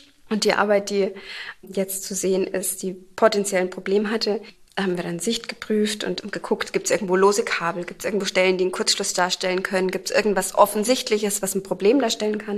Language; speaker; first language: German; native; German